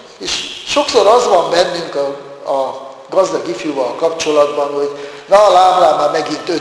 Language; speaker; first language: Hungarian; native; Hungarian